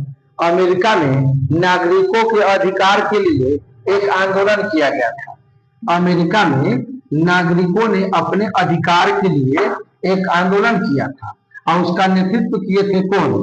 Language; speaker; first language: Hindi; non-native, local second language; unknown